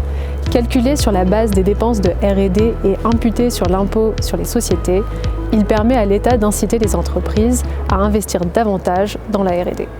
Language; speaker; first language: French; native; French